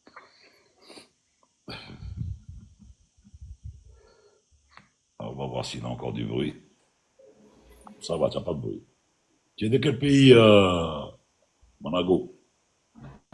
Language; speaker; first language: French; non-native, local second language; Arabic